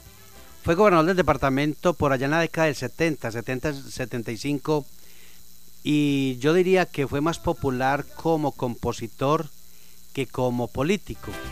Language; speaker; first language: Spanish; native; Spanish